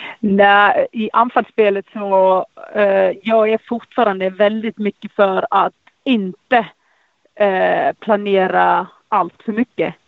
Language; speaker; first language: Swedish; non-native, fluent; Icelandic